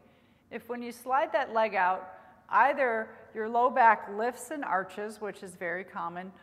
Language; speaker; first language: English; native; English